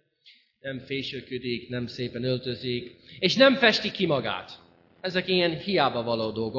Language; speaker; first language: Hungarian; non-native, fluent; English